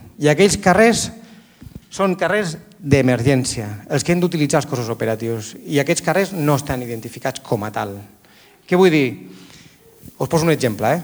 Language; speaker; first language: Catalan; native; Catalan